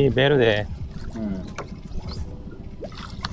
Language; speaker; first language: Spanish; non-native, learner; Japanese